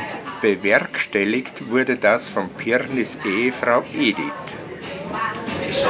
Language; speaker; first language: German; native; German